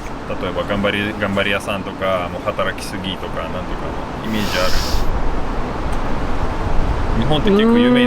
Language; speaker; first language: Japanese; non-native, fluent; Russian